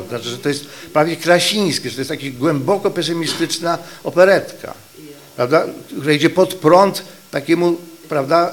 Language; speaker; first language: Polish; native; Polish